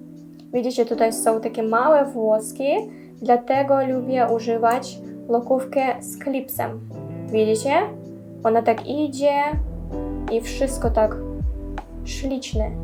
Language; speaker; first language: Polish; non-native, learner; Russian